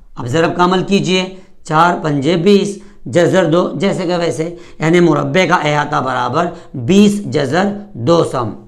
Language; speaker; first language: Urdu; native; Urdu